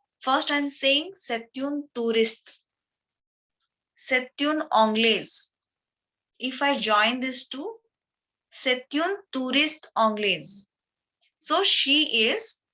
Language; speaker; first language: French; non-native, fluent; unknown